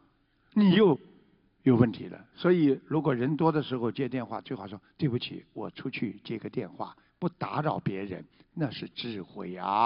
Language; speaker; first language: Chinese; native; Chinese